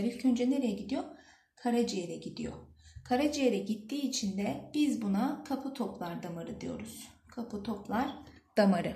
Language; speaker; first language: Turkish; native; Turkish